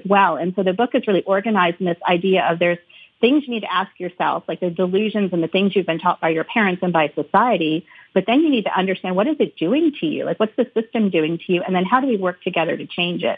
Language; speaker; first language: English; native; English